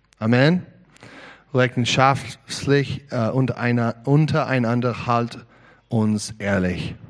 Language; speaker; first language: German; non-native, learner; English